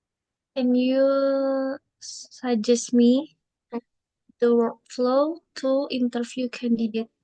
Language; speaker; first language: English; non-native, learner; Indonesian